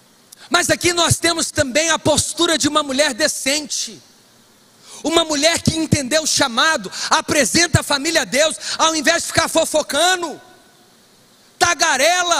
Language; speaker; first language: Portuguese; native; Portuguese